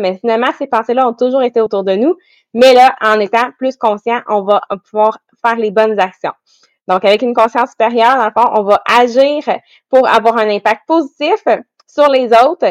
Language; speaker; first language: French; native; French